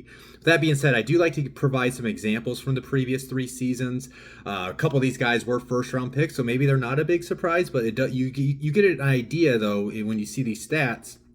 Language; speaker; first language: English; native; English